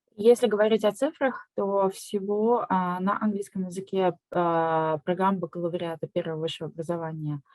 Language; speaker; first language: Russian; native; Russian